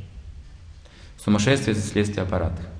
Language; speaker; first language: Russian; native; Russian